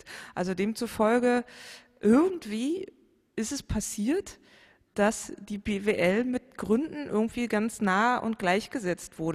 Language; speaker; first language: German; native; German